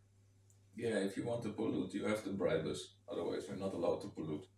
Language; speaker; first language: English; non-native, fluent; Dutch